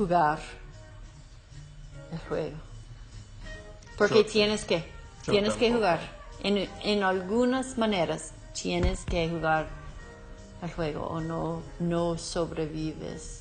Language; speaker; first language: Spanish; non-native, learner; English